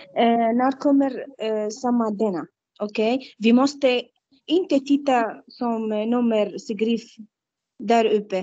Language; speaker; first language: Swedish; non-native, learner; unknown